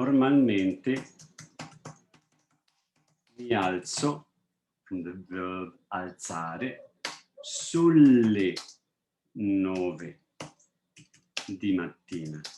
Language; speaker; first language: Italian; non-native, fluent; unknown